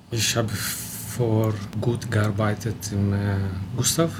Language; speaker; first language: German; non-native, local second language; Romanian